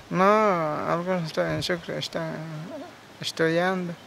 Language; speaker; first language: Spanish; non-native, local second language; Quechua